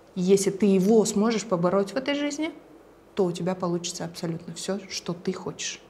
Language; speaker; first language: Russian; non-native, local second language; Kazakh